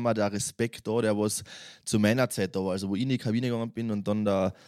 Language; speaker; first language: German; native; German